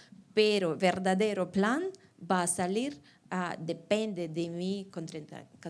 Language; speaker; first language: Spanish; non-native, fluent; Russian